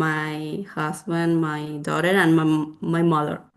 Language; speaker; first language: English; non-native, learner; Spanish